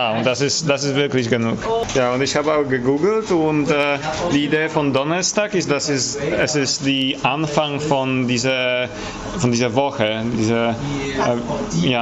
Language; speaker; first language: German; non-native, fluent; Polish